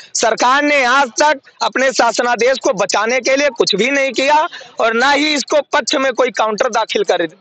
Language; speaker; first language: Hindi; native; Hindi